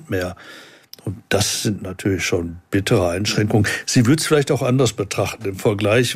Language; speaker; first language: German; native; German